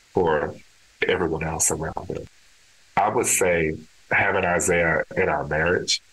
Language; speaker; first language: English; native; English